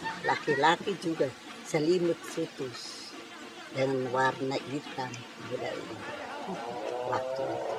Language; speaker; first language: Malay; non-native, local second language; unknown